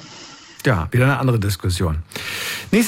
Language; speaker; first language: German; native; German